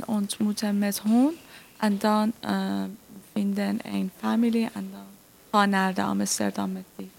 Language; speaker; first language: Dutch; non-native, learner; Persian